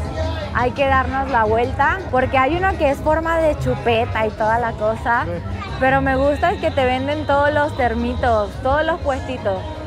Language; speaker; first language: Spanish; native; Spanish